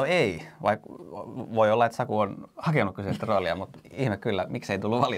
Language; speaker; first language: Finnish; native; Finnish